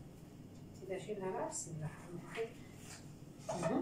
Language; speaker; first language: Arabic; native; Arabic